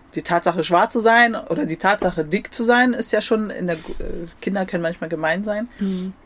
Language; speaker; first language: German; native; German